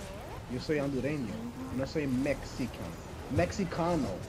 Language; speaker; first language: Spanish; early bilingual, heritage; Spanish